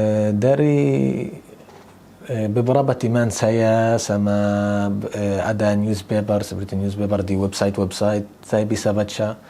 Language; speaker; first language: Indonesian; non-native, learner; Arabic